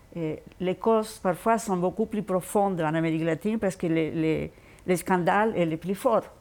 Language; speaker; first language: French; non-native, fluent; Spanish